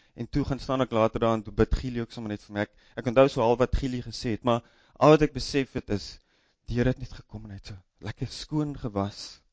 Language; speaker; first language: Afrikaans; native; Afrikaans